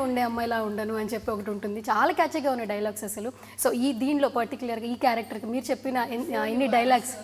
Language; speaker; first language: Telugu; native; Telugu